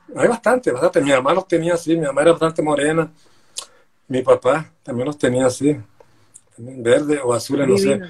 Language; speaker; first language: Spanish; native; Spanish